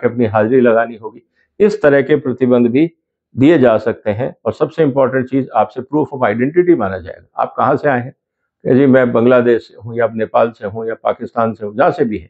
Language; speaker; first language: Hindi; native; Hindi